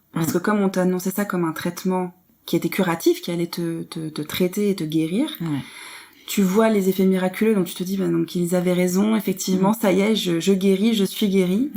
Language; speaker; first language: French; native; French